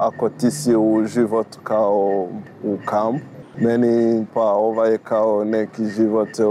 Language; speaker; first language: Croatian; non-native, learner; Rundi